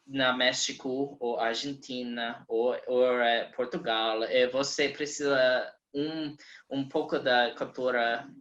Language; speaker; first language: Portuguese; non-native, learner; English